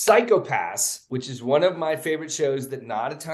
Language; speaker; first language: English; native; English